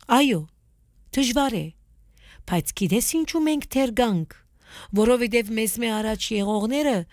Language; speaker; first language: Armenian; early bilingual, heritage; Armenian